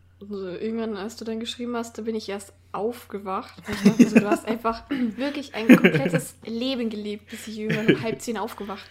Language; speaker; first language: German; native; German